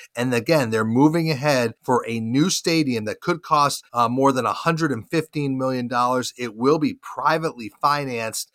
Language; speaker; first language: English; native; English